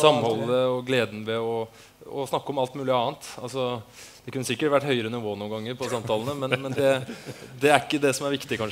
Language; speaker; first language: Norwegian; native; Norwegian